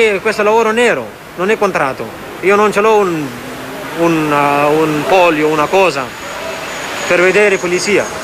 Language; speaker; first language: Italian; non-native, learner; Persian